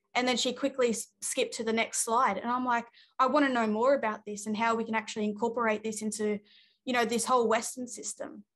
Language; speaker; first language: English; native; English